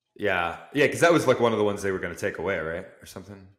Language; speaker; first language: English; native; English